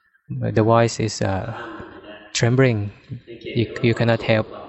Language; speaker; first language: English; non-native, fluent; Thai